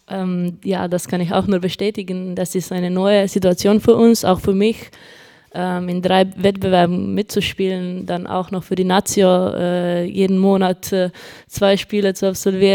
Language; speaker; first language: German; non-native, fluent; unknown